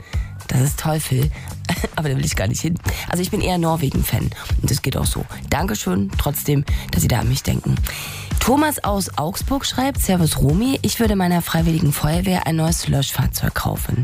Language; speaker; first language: German; native; German